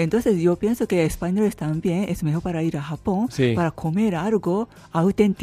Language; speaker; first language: Spanish; non-native, learner; Japanese